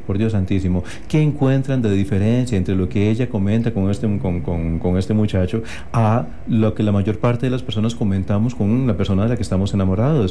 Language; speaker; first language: Spanish; native; Spanish